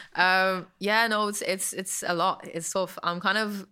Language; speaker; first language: English; native; English